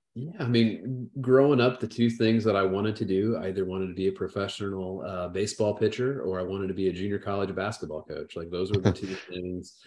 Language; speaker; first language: English; native; English